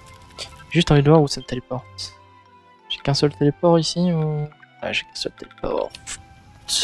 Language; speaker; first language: French; native; French